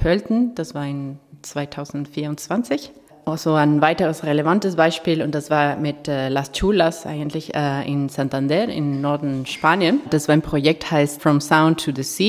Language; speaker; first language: German; non-native, fluent; Spanish